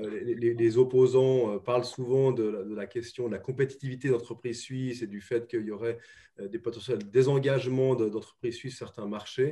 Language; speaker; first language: French; native; French